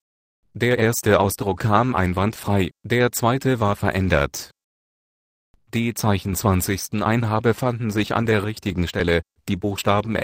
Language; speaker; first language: German; native; German